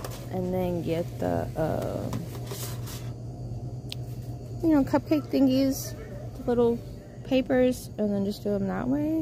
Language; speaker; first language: English; native; English